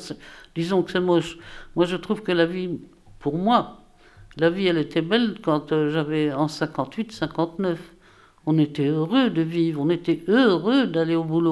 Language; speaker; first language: French; native; French